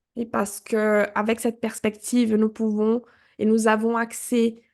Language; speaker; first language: French; non-native, fluent; Portuguese